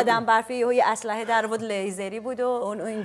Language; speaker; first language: Persian; native; Persian